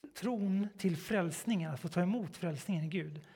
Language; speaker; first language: Swedish; native; Swedish